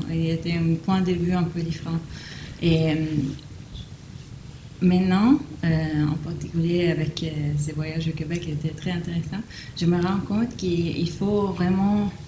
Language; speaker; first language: French; non-native, fluent; Italian